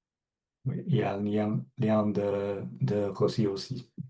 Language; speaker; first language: French; non-native, fluent; English